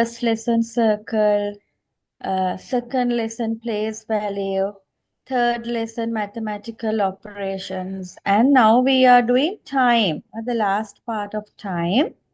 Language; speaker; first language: English; non-native, local second language; Sinhala